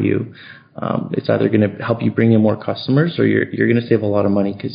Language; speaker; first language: English; native; English